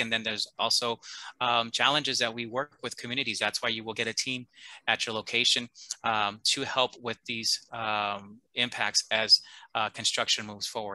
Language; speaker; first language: English; early bilingual, other home language; Spanish